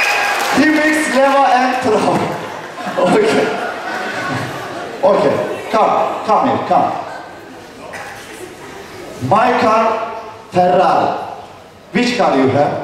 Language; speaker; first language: English; non-native, learner; Arabic